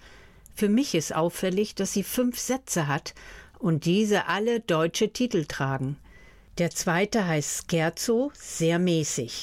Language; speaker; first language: German; native; German